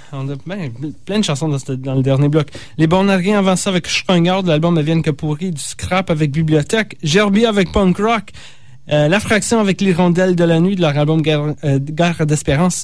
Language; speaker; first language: French; native; French